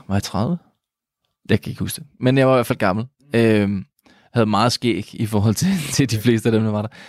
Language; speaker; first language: Danish; native; Danish